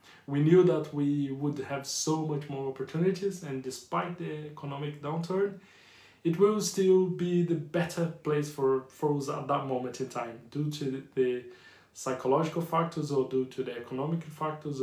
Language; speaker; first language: English; non-native, fluent; Portuguese